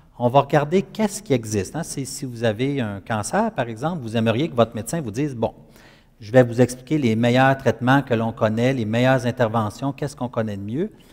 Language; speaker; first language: French; native; French